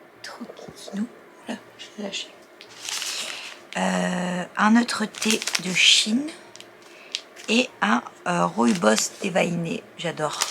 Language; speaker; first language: French; native; French